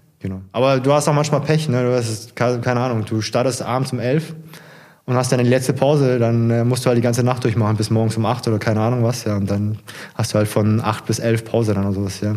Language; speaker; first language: German; early bilingual, other home language; Korean